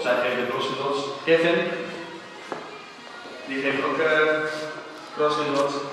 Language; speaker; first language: Dutch; early bilingual, other home language; Armenian